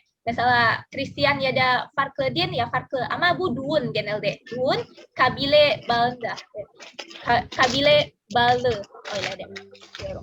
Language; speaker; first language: Turkish; non-native, learner; Indonesian